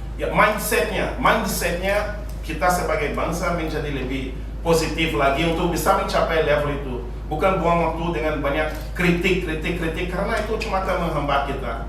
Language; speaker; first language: Indonesian; non-native, fluent; Portuguese